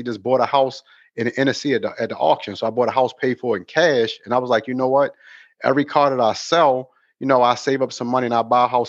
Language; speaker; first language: English; native; English